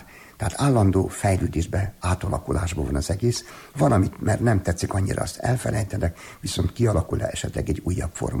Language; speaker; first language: Hungarian; native; Hungarian